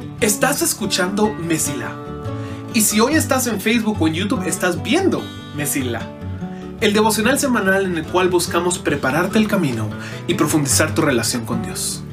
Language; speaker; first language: Spanish; native; Spanish